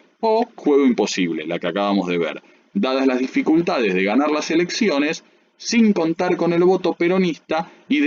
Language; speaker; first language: Spanish; native; Spanish